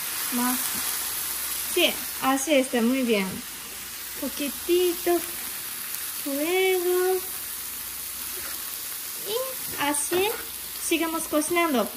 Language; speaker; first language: Spanish; non-native, learner; Japanese